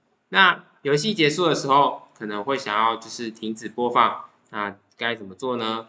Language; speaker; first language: Chinese; native; Chinese